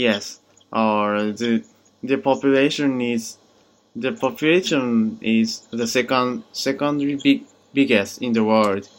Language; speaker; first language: English; non-native, learner; Japanese